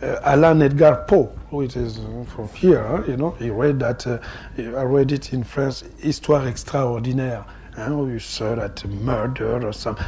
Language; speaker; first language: English; non-native, fluent; Lingala